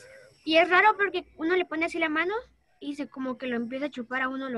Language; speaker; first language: Spanish; native; Spanish